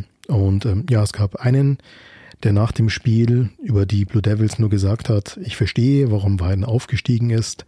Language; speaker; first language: German; native; German